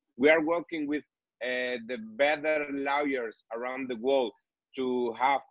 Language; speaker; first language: English; non-native, learner; Spanish